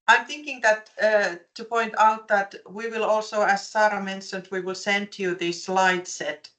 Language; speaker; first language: English; non-native, fluent; Finnish